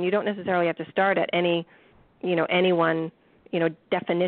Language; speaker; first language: English; native; English